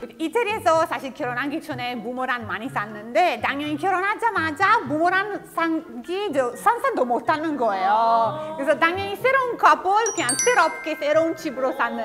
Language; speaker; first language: Korean; non-native, fluent; Italian